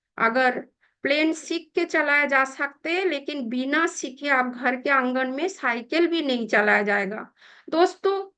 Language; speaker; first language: Hindi; non-native, local second language; Bangla